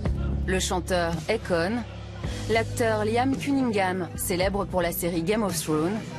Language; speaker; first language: French; native; French